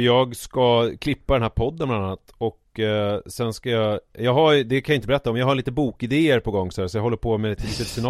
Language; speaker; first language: Swedish; native; Swedish